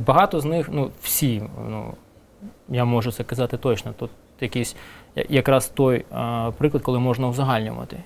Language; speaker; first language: Ukrainian; non-native, local second language; Russian